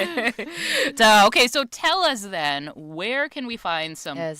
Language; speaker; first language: English; native; English